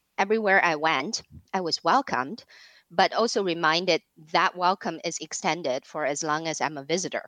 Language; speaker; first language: English; non-native, fluent; Chinese